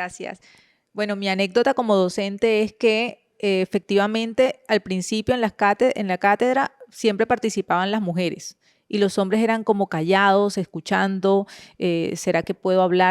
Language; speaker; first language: Spanish; native; Spanish